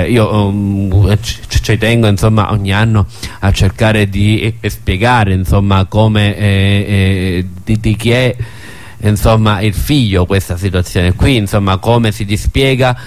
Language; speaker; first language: Italian; native; Italian